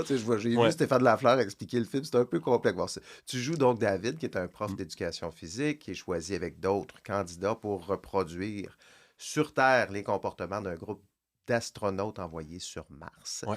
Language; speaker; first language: French; native; French